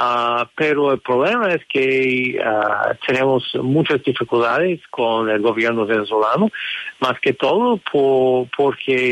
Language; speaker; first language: Spanish; non-native, fluent; English